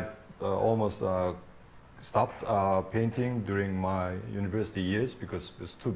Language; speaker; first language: English; non-native, fluent; Korean